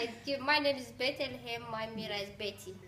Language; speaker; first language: English; non-native, learner; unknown